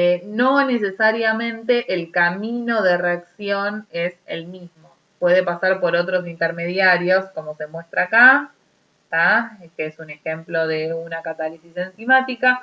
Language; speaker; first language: Spanish; native; Spanish